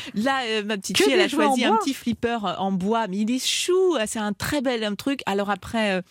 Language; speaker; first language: French; native; French